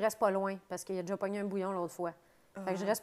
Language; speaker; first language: French; native; French